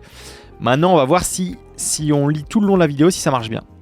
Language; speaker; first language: French; native; French